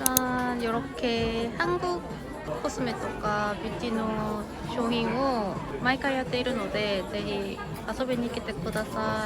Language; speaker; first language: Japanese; non-native, learner; Korean